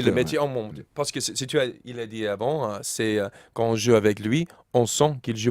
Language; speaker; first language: French; non-native, learner; English